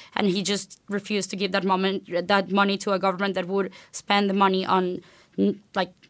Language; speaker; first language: English; non-native, fluent; Spanish